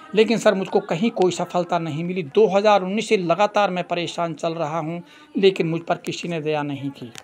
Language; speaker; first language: Hindi; native; Hindi